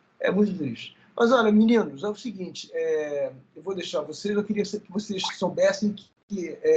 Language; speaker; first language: Portuguese; early bilingual, other home language; Spanish